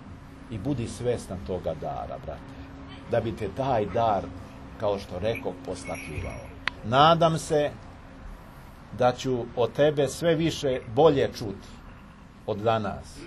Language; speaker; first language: Serbian; native; Serbian